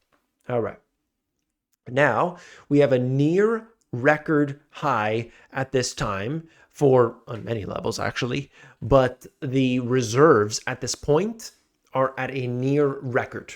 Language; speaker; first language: English; native; English